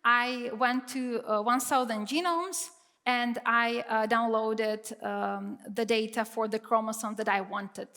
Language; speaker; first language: English; non-native, fluent; Czech